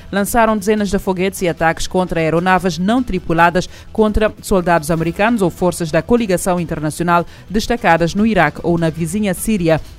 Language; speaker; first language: Portuguese; non-native, local second language; Kabuverdianu